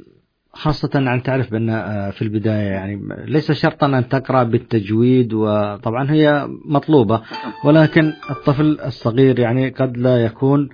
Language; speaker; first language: Arabic; native; Arabic